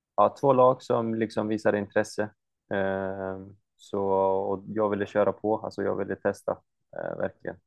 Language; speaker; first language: Swedish; non-native, fluent; Icelandic